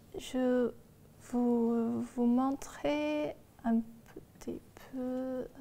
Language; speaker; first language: French; non-native, fluent; Chinese